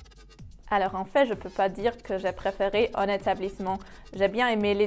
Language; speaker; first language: French; non-native, fluent; German